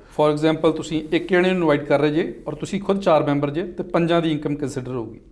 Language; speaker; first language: Punjabi; native; Punjabi